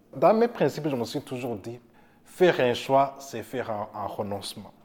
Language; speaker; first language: French; non-native, local second language; Rundi